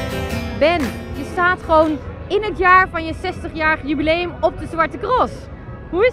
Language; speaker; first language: Dutch; native; Dutch